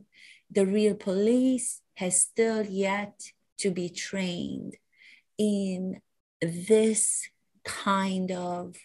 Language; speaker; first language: English; non-native, fluent; Romanian